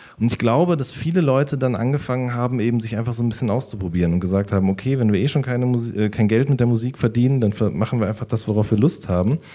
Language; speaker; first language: German; native; German